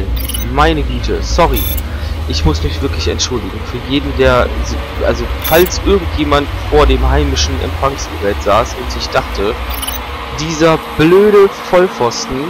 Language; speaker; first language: German; native; German